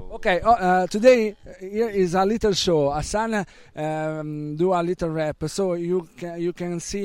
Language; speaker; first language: English; non-native, learner; Italian